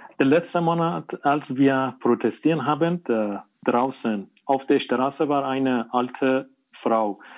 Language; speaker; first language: German; non-native, learner; Persian